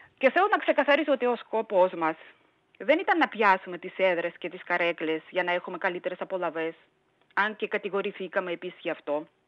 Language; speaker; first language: Greek; non-native, fluent; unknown